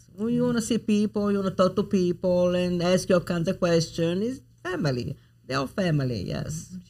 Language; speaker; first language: English; non-native, fluent; Italian